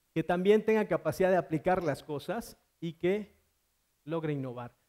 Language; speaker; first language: Spanish; native; Spanish